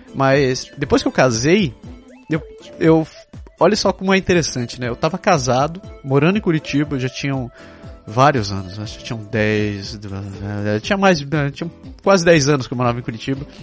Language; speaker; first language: Portuguese; non-native, local second language; Japanese